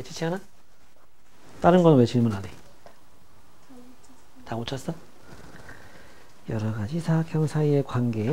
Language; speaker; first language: Korean; native; Korean